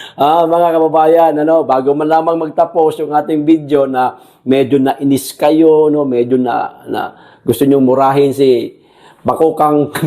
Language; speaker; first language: Filipino; non-native, local second language; Cebuano